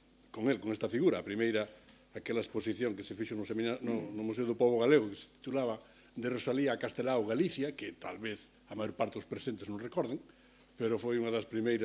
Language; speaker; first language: Galician; native; Galician